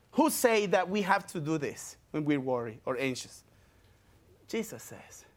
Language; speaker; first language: English; non-native, fluent; Spanish